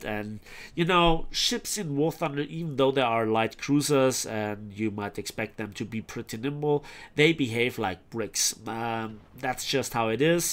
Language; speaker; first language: English; non-native, fluent; German